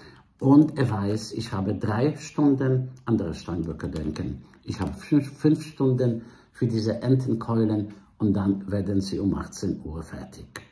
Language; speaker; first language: German; non-native, fluent; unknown